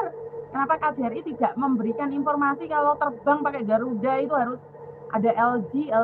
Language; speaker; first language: Indonesian; native; Indonesian